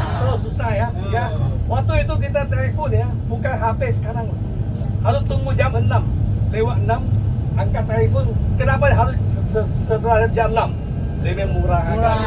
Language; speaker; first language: Malay; non-native, local second language; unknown